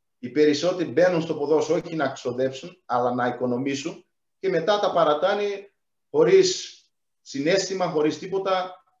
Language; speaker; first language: Greek; non-native, fluent; Portuguese